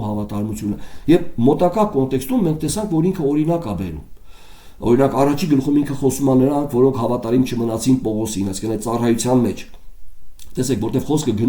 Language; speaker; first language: Armenian; native; Armenian